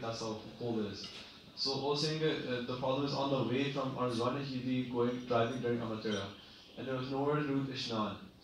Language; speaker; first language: English; early bilingual, other home language; Punjabi